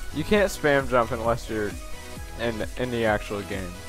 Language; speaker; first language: English; native; English